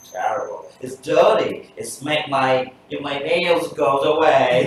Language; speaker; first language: English; non-native, fluent; Vietnamese